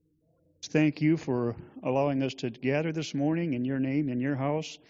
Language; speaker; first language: English; native; English